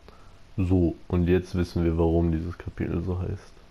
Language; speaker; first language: German; native; German